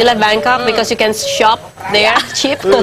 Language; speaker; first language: English; non-native, learner; Indonesian